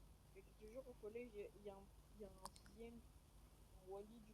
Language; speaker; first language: French; native; French